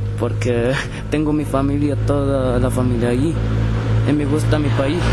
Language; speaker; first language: Spanish; non-native, learner; Arabic